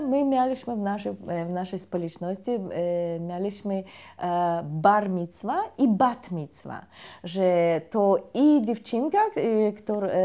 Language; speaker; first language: Polish; non-native, fluent; Russian